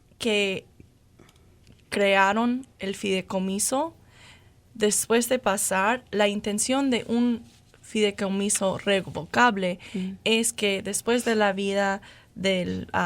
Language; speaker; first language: Spanish; non-native, fluent; English